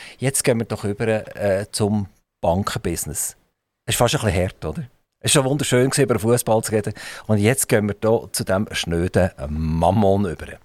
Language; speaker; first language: German; native; German